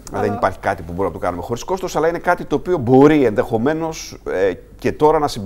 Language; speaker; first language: Greek; native; Greek